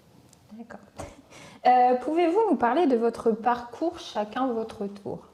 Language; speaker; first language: French; native; French